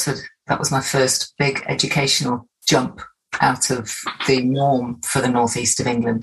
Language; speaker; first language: English; native; English